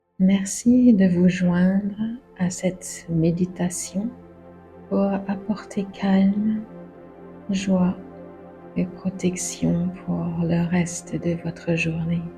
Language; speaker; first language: French; native; French